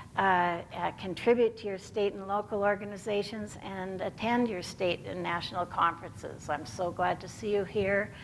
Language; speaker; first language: English; native; English